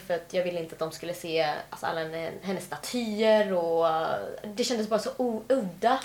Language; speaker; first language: Swedish; native; Swedish